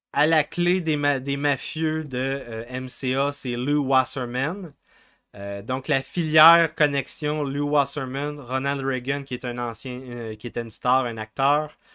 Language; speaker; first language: French; native; French